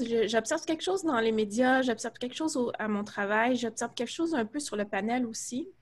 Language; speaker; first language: French; native; French